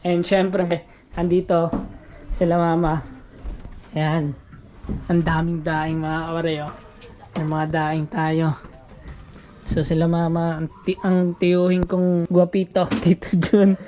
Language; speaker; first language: Filipino; non-native, local second language; Waray